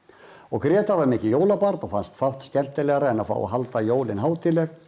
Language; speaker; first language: Icelandic; native; Icelandic